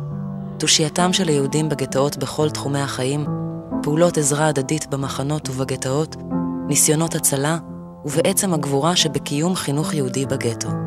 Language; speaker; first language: Hebrew; native; Hebrew